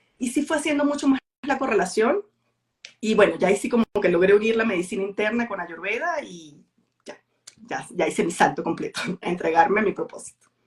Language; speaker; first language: Spanish; native; Spanish